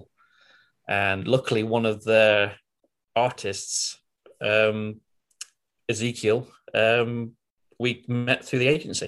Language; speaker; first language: English; native; English